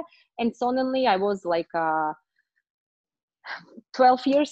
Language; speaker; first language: English; non-native, learner; Croatian